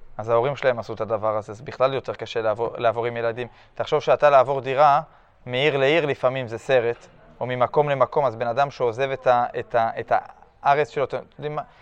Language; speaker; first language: Hebrew; early bilingual, other home language; French